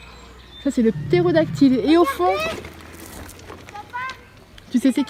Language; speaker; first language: French; native; French